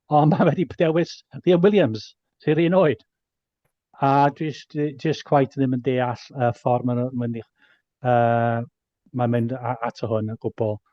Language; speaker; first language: Welsh; native; Welsh